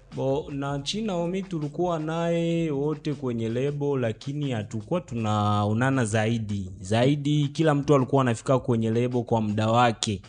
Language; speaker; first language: Swahili; native; Swahili